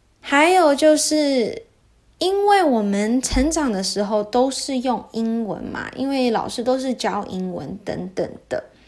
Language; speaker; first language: Chinese; early bilingual, heritage; Chinese